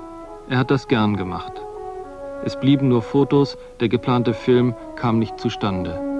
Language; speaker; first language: German; native; German